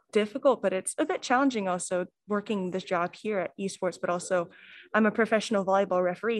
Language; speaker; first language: English; native; English